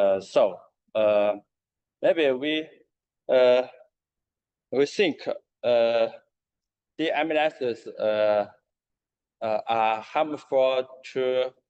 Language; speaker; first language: English; non-native, learner; Chinese